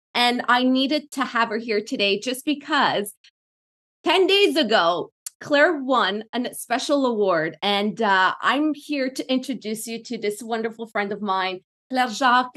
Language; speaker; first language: English; non-native, local second language; French